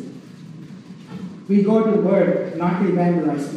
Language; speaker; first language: English; non-native, local second language; Sinhala